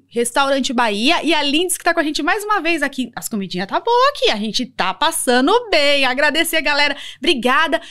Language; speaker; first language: Portuguese; native; Portuguese